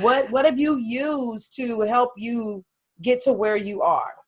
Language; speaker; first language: English; native; English